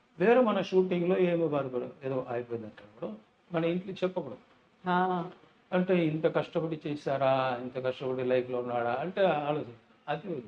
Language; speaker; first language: Telugu; non-native, learner; Tamil